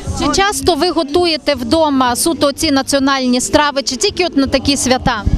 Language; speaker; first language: Ukrainian; native; Ukrainian